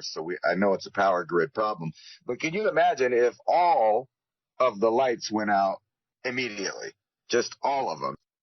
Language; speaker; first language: English; native; English